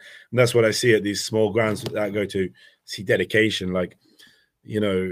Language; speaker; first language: English; native; English